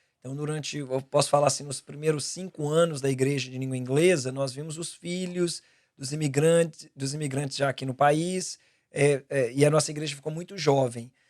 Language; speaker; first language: Portuguese; native; Portuguese